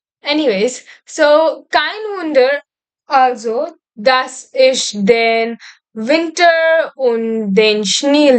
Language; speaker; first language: German; non-native, fluent; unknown